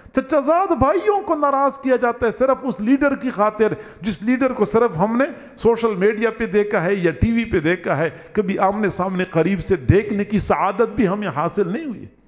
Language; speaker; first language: Urdu; non-native, local second language; Punjabi